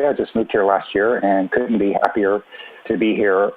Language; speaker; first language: English; native; English